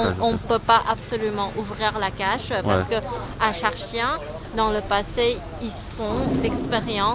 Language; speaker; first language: French; non-native, learner; Thai